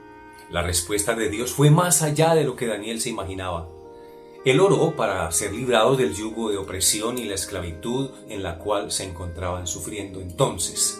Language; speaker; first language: Spanish; native; Spanish